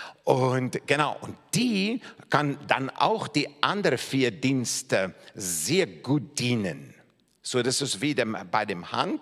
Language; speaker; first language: German; non-native, fluent; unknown